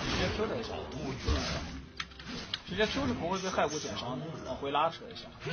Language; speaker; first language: Chinese; native; Chinese